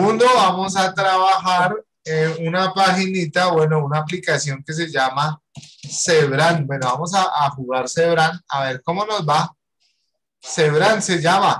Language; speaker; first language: Spanish; native; Spanish